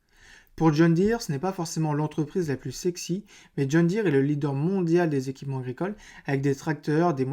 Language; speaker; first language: French; native; French